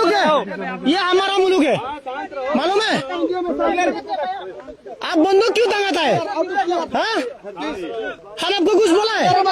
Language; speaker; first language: Hindi; non-native, learner; Bangla